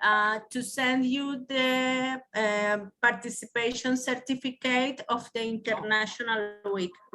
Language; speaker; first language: English; non-native, learner; Spanish